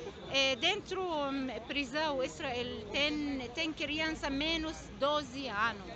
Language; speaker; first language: Portuguese; non-native, learner; Arabic